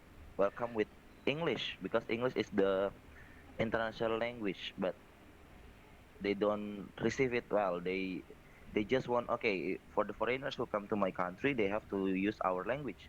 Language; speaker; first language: English; non-native, learner; Indonesian